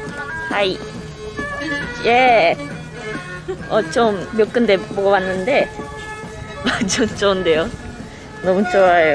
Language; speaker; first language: Korean; non-native, fluent; Japanese